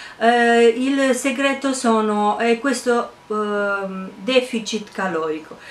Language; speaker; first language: Italian; non-native, fluent; Romanian